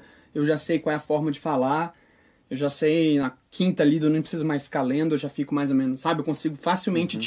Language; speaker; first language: Portuguese; native; Portuguese